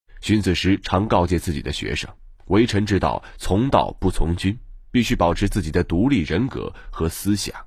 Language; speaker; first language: Chinese; native; Chinese